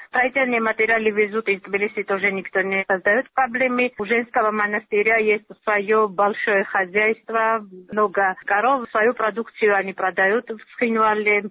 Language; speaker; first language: Russian; non-native, local second language; Georgian